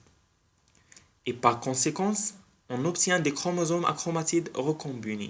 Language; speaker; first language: French; non-native, local second language; Arabic